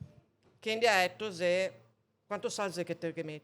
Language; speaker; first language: Italian; native; Italian